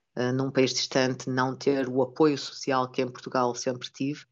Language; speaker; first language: Portuguese; native; Portuguese